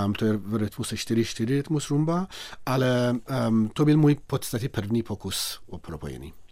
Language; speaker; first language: Czech; non-native, fluent; Persian